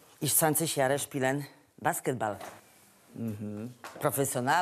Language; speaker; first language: German; non-native, learner; Polish